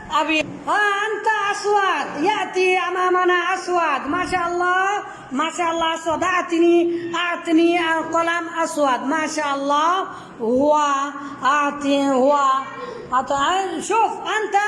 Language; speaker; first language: Arabic; non-native, fluent; Bangla